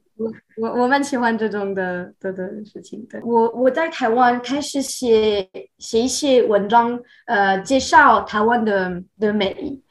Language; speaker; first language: Chinese; non-native, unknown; French